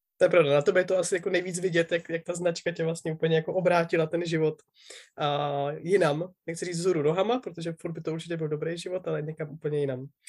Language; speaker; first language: Czech; native; Czech